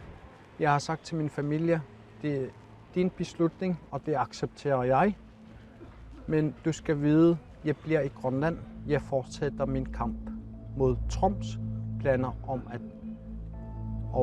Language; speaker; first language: Danish; non-native, local second language; Kalaallisut